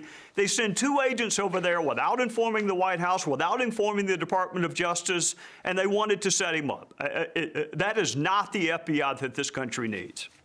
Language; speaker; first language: English; native; English